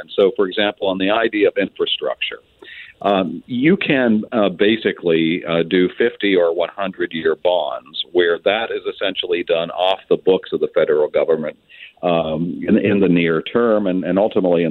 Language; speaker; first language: English; native; English